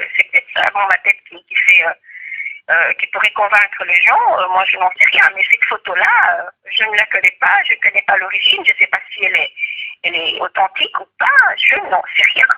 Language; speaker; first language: French; non-native, local second language; Kongo